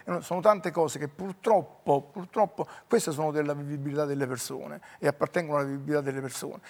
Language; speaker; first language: Italian; native; Italian